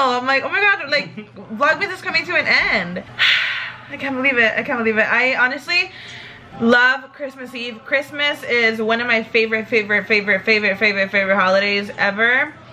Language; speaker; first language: English; early bilingual, other home language; Spanish